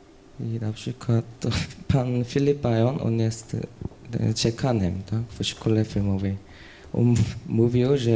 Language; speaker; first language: Polish; non-native, learner; Korean